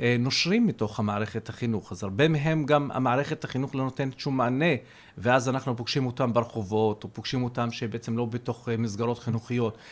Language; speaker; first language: Hebrew; non-native, local second language; Arabic